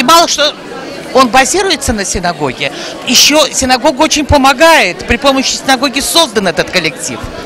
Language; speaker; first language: Russian; native; Russian